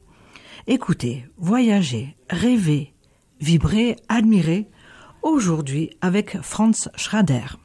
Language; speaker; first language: French; native; French